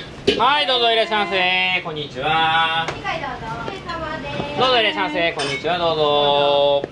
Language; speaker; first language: Japanese; native; Japanese